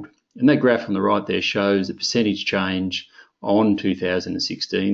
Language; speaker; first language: English; native; English